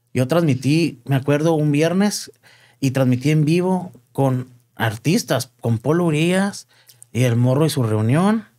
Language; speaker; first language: Spanish; native; Spanish